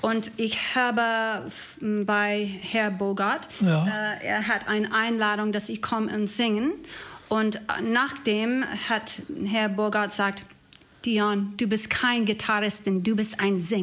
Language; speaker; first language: German; non-native, learner; English